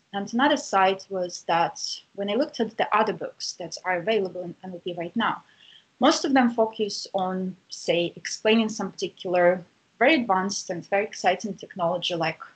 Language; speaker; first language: English; non-native, fluent; Russian